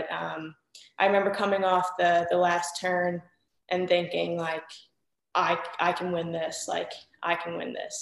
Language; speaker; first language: English; native; English